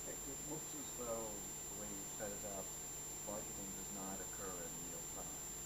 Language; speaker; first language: English; non-native, learner; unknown